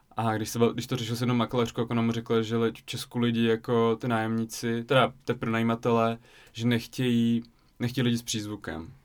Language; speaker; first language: Czech; early bilingual, other home language; Russian